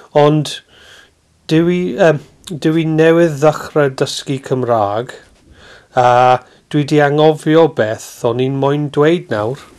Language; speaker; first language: Welsh; non-native, learner; English